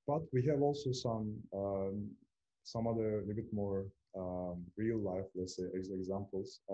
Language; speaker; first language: English; non-native, fluent; Turkish